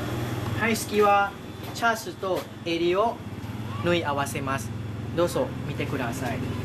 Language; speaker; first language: Japanese; non-native, learner; Thai